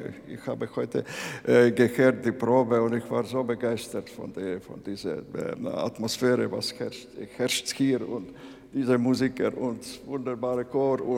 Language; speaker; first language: German; non-native, fluent; Latvian